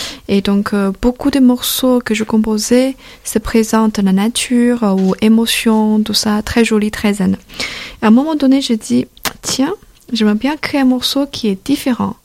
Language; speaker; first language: French; non-native, fluent; Chinese